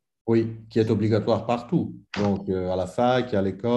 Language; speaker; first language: French; non-native, fluent; Italian